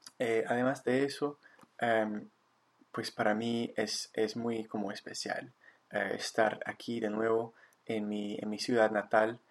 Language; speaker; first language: Spanish; non-native, fluent; English